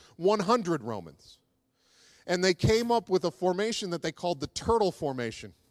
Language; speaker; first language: English; native; English